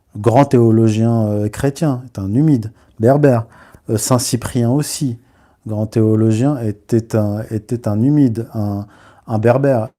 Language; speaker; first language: French; early bilingual, other home language; Berber languages